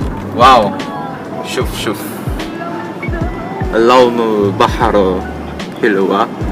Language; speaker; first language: Arabic; non-native, learner; Chinese